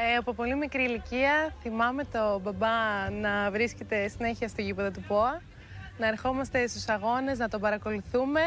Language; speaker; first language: Greek; native; Greek